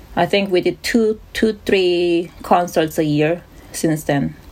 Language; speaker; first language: English; non-native, fluent; Korean